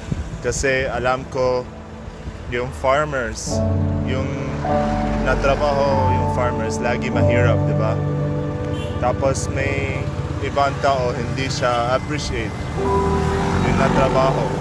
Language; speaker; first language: Filipino; non-native, learner; German